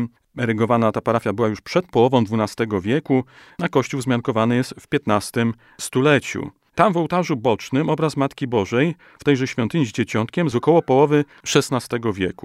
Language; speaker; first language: Polish; native; Polish